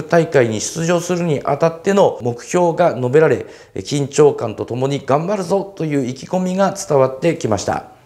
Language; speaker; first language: Japanese; native; Japanese